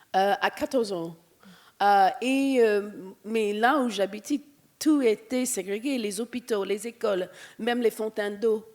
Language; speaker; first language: French; non-native, fluent; English